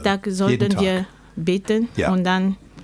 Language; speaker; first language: German; non-native, learner; French